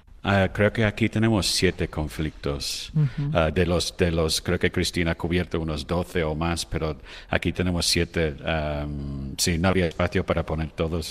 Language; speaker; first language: Spanish; non-native, fluent; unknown